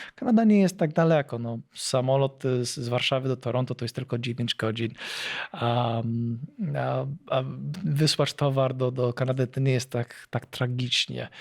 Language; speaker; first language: Polish; early bilingual, heritage; Polish